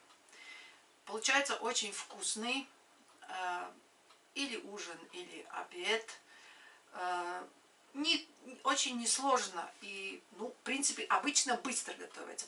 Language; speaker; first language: Russian; non-native, local second language; Latvian